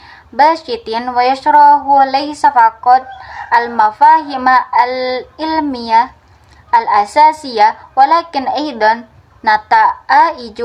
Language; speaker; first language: Arabic; non-native, fluent; Indonesian